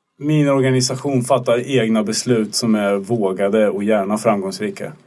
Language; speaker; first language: Swedish; native; Swedish